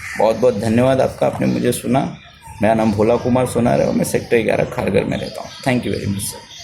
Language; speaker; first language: Hindi; native; Hindi